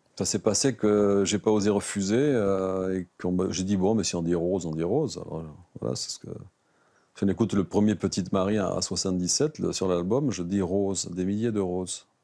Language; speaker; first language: French; native; French